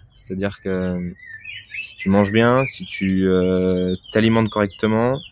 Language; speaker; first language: French; native; French